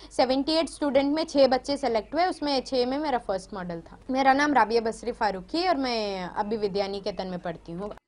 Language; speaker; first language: Hindi; native; Hindi